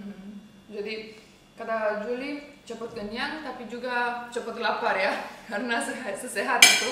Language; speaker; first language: Indonesian; non-native, fluent; Romanian